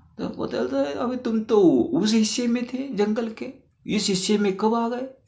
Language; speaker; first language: Hindi; non-native, local second language; Marathi